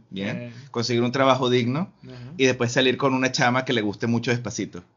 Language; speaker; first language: Spanish; native; Spanish